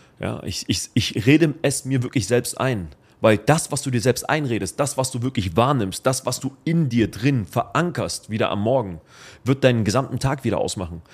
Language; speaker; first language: German; early bilingual, other home language; Arabic